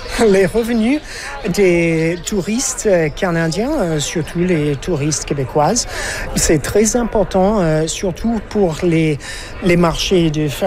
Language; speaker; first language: French; non-native, fluent; English